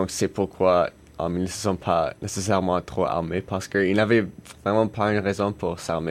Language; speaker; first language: French; non-native, learner; English